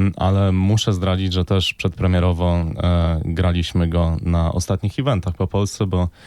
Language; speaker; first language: Polish; native; Polish